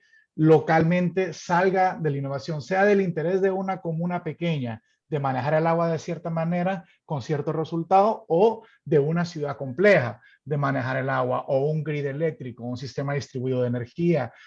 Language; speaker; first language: Spanish; native; Spanish